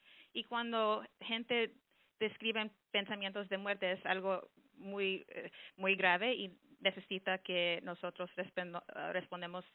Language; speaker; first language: Spanish; early bilingual, heritage; Spanish